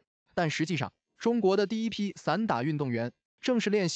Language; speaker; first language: Chinese; native; Chinese